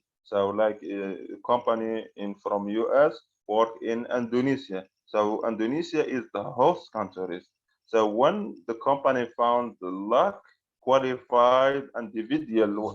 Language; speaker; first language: English; non-native, fluent; Arabic